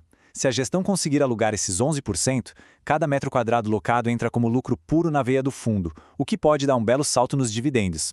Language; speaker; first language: Portuguese; native; Portuguese